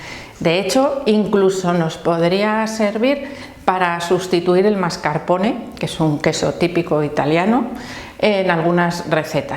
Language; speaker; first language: Spanish; native; Spanish